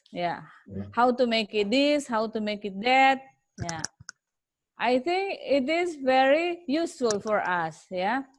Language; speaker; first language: English; non-native, learner; Indonesian